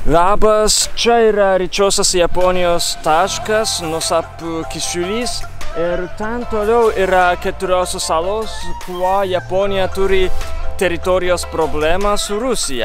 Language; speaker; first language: Lithuanian; non-native, fluent; Japanese